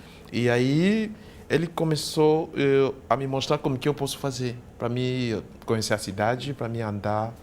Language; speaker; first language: Portuguese; non-native, fluent; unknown